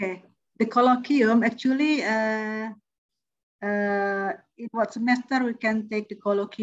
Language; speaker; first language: English; non-native, learner; Indonesian